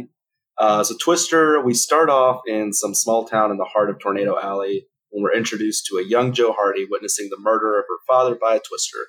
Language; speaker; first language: English; early bilingual, other home language; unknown